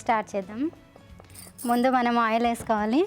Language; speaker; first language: Telugu; non-native, local second language; Marathi